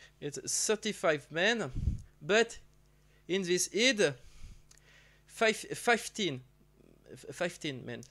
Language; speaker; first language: English; non-native, learner; French